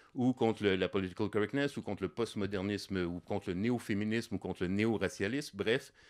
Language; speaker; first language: French; native; French